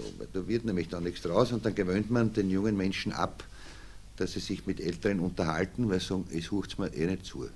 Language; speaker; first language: German; native; German